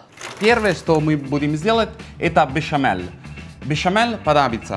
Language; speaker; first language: Russian; non-native, fluent; Italian